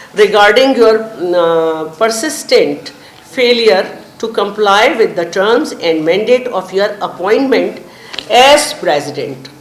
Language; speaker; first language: English; non-native, local second language; Urdu